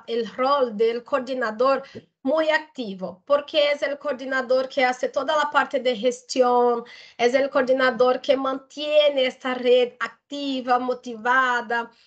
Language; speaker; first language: Spanish; non-native, fluent; Portuguese